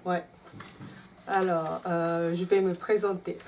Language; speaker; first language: French; non-native, fluent; Japanese